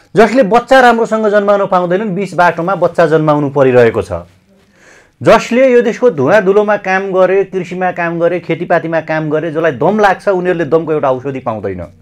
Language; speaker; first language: Nepali; native; Nepali